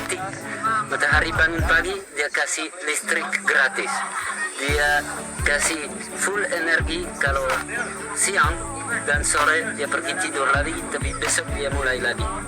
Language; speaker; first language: Indonesian; non-native, learner; French